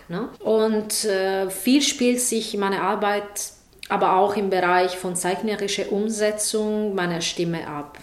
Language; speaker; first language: German; non-native, fluent; Italian